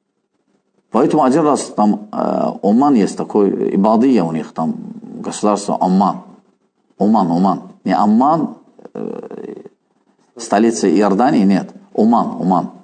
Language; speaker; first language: Russian; non-native, fluent; Azerbaijani